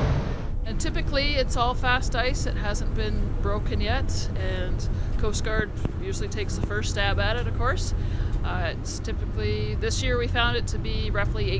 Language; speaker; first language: English; native; English